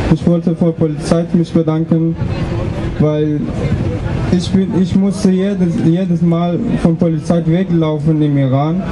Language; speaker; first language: German; non-native, learner; Persian